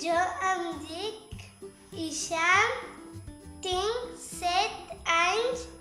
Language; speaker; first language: Catalan; non-native, learner; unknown